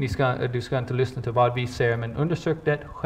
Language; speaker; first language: Swedish; non-native, fluent; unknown